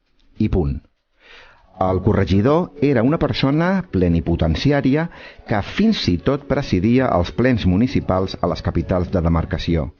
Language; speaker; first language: Catalan; native; Catalan